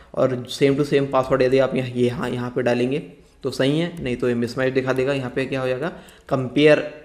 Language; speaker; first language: Hindi; native; Hindi